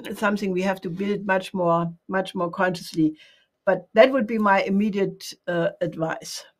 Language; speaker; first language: English; non-native, fluent; German